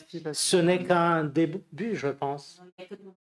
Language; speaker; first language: French; non-native, fluent; Romanian